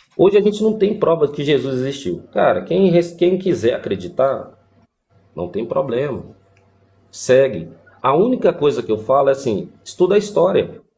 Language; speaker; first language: Portuguese; native; Portuguese